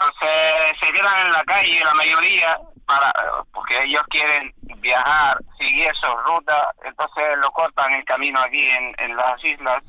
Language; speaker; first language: Spanish; non-native, fluent; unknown